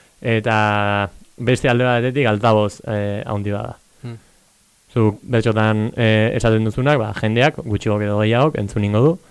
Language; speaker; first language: Basque; native; Basque